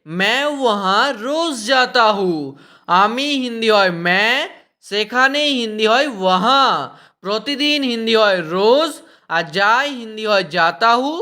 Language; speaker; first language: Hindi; non-native, fluent; Bangla